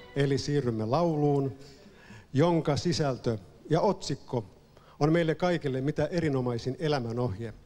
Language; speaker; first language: Finnish; native; Finnish